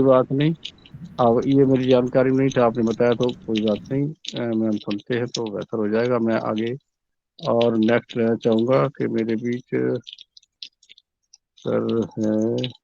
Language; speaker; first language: Hindi; native; Hindi